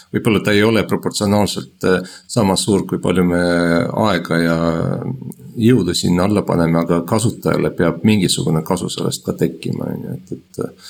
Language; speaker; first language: Estonian; non-native, local second language; Russian